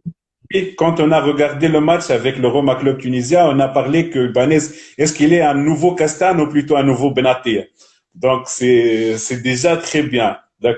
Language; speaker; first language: French; non-native, local second language; Arabic